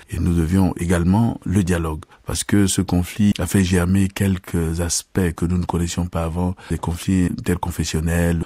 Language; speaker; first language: French; non-native, local second language; Sango